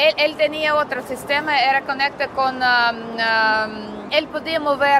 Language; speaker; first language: Spanish; non-native, learner; Russian